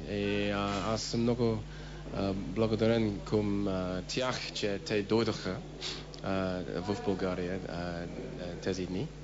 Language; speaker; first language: Bulgarian; non-native, fluent; English